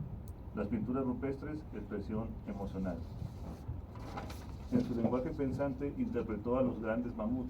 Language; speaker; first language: Spanish; native; Spanish